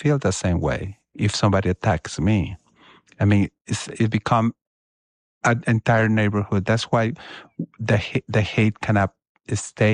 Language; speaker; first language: English; non-native, fluent; Spanish